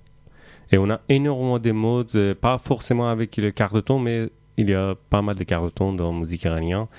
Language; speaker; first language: French; non-native, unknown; Persian